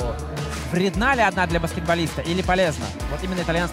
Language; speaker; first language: Russian; native; Russian